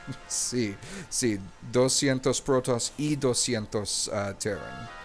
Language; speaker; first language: Spanish; non-native, learner; English